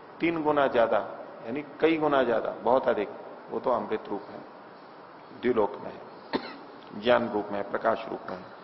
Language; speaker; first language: Hindi; native; Hindi